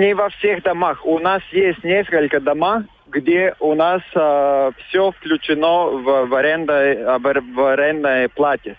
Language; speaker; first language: Russian; non-native, local second language; Latvian